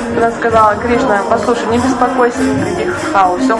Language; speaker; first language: Russian; native; Russian